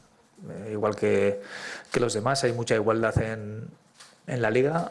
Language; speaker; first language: Spanish; native; Spanish